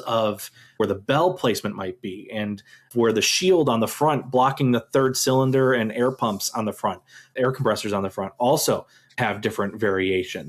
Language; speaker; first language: English; native; English